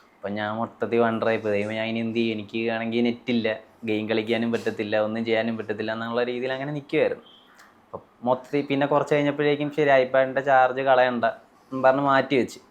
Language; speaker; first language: Malayalam; native; Malayalam